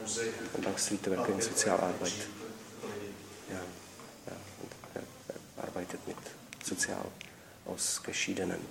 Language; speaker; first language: German; non-native, fluent; Czech